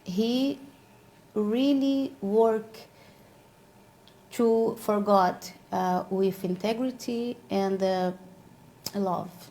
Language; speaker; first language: English; non-native, learner; Portuguese